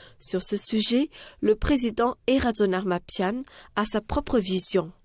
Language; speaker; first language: French; non-native, local second language; Malagasy